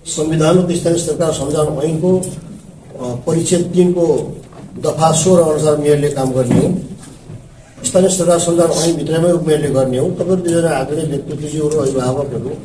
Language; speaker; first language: Nepali; native; Nepali